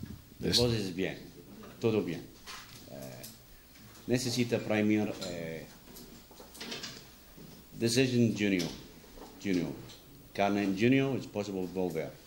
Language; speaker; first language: Spanish; non-native, learner; English